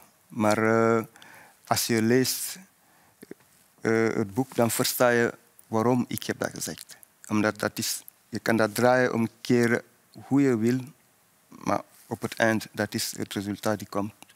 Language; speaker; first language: Dutch; non-native, fluent; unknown